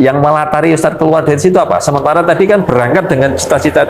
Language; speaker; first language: Malay; native; Malay